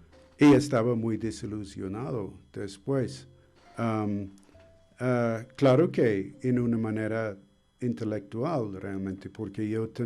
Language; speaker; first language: Spanish; non-native, fluent; English